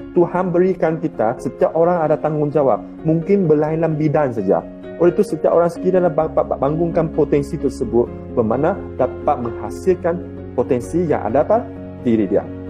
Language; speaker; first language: Malay; non-native, local second language; Chinese